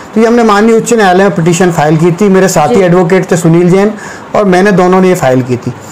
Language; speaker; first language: Hindi; native; Hindi